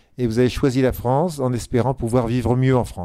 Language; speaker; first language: French; native; French